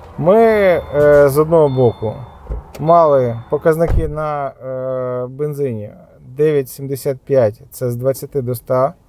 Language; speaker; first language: Ukrainian; non-native, local second language; Russian